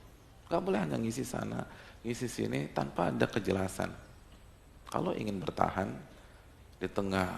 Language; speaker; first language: Indonesian; native; Indonesian